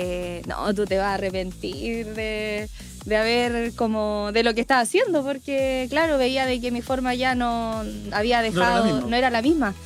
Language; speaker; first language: Spanish; native; Spanish